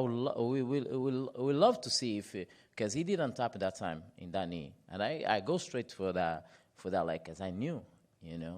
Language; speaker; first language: English; non-native, fluent; Portuguese